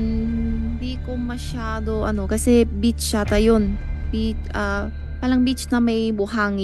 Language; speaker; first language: Filipino; non-native, learner; Chinese